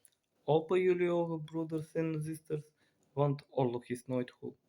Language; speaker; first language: Dutch; non-native, fluent; Bulgarian